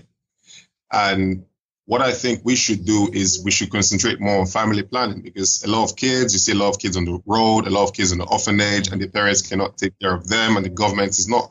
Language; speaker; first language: English; non-native, local second language; Igbo